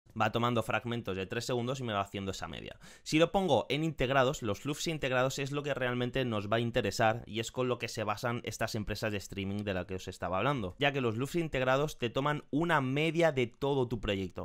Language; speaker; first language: Spanish; native; Spanish